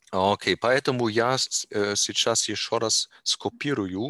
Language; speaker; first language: Russian; non-native, learner; German